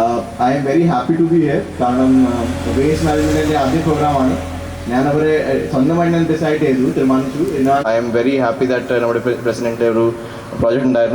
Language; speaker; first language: Malayalam; non-native, fluent; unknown